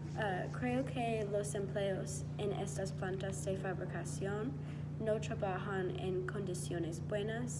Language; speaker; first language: Spanish; non-native, learner; English